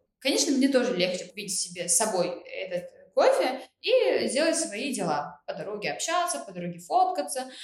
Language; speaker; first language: Russian; non-native, local second language; Uzbek